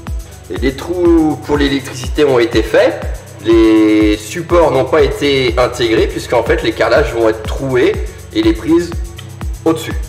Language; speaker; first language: French; native; French